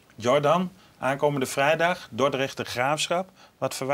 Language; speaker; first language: Dutch; native; Dutch